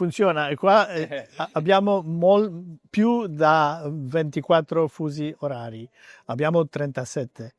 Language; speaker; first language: Italian; non-native, learner; French